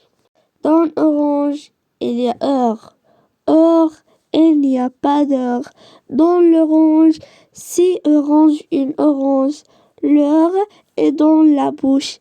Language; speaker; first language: French; non-native, learner; Arabic